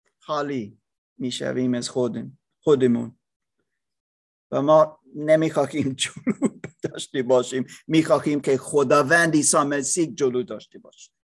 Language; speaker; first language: Persian; non-native, learner; English